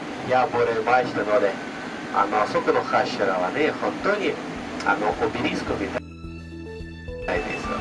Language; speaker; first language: Japanese; non-native, learner; Russian